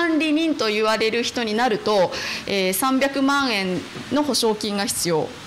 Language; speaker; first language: Japanese; native; Japanese